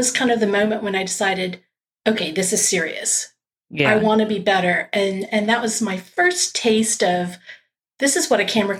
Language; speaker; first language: English; native; English